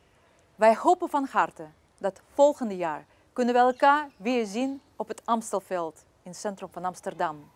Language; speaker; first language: Dutch; non-native, fluent; Russian